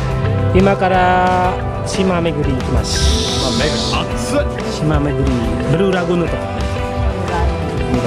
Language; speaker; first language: Japanese; non-native, fluent; Indonesian